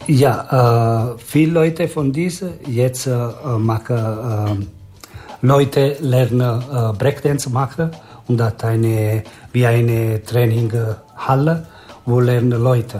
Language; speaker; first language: German; non-native, learner; Italian